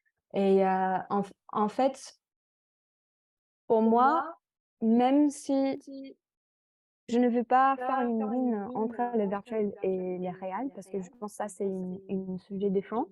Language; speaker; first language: French; non-native, fluent; English